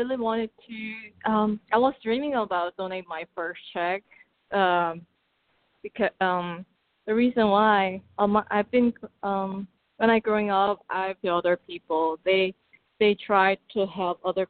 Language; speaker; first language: English; non-native, fluent; Korean